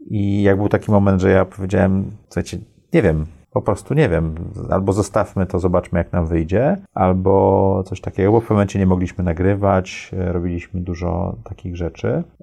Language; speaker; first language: Polish; early bilingual, heritage; Polish